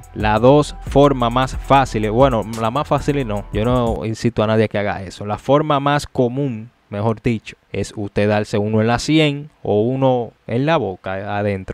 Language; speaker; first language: Spanish; native; Spanish